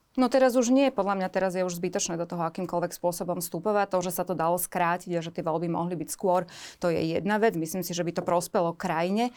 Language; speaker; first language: Slovak; native; Slovak